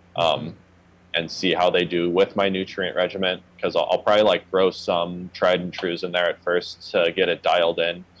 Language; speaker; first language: English; native; English